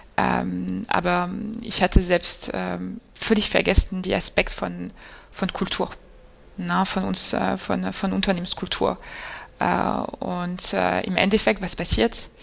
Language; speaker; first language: German; non-native, fluent; French